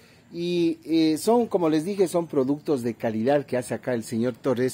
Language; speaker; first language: Spanish; native; Spanish